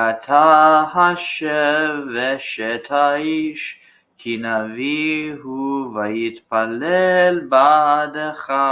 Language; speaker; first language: Hebrew; non-native, learner; English